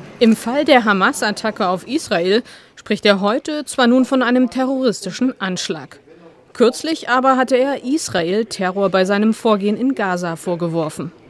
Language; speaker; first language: German; native; German